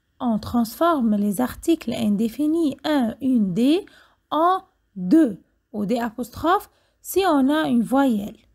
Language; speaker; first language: French; non-native, fluent; Arabic